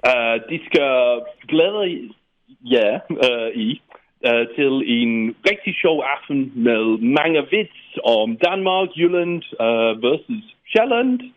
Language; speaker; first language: Danish; non-native, learner; English